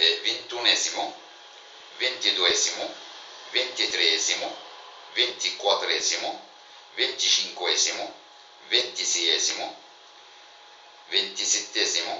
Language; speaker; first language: Italian; non-native, fluent; Arabic